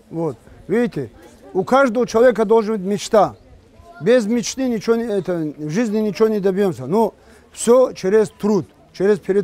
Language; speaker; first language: Russian; non-native, local second language; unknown